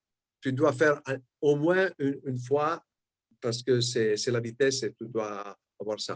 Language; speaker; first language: French; non-native, fluent; Italian